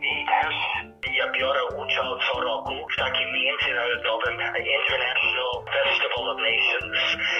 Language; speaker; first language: Polish; early bilingual, heritage; Polish